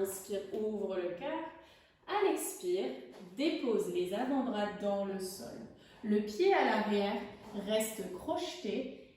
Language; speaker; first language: French; native; French